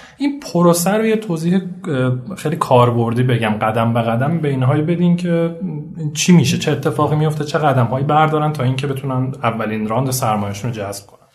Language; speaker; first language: Persian; native; Persian